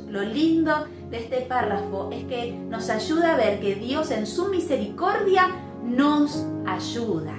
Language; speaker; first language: Spanish; native; Spanish